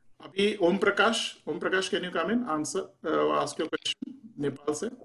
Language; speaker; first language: Hindi; native; Hindi